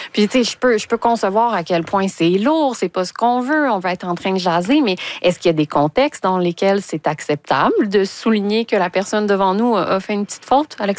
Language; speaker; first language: French; native; French